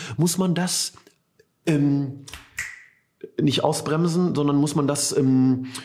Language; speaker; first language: German; native; German